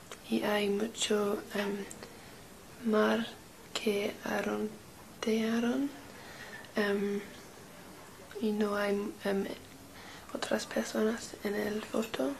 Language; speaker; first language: Spanish; non-native, learner; English